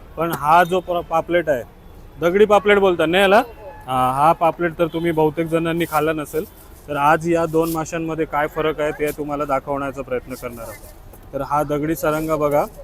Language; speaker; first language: Marathi; native; Marathi